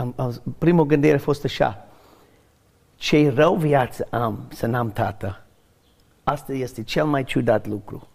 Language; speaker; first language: Romanian; non-native, learner; English